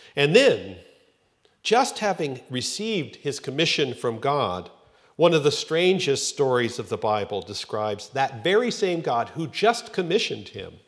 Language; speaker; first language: English; native; English